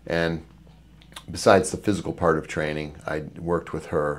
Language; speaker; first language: English; native; English